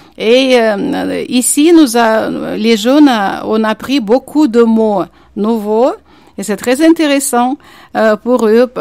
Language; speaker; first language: French; non-native, fluent; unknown